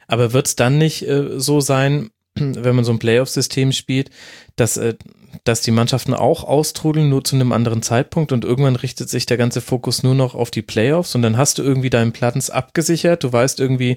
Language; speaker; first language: German; native; German